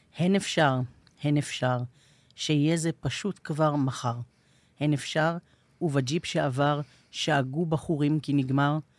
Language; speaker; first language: Hebrew; native; Hebrew